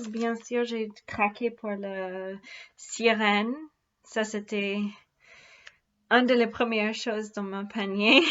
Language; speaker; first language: French; non-native, fluent; English